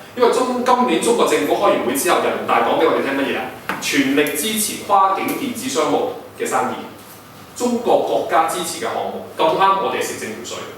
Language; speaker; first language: Cantonese; early bilingual, heritage; Cantonese